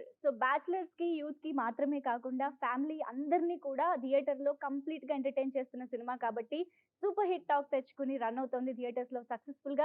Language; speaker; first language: Telugu; native; Telugu